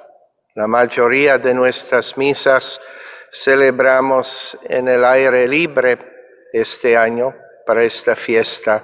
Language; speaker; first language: Spanish; non-native, fluent; English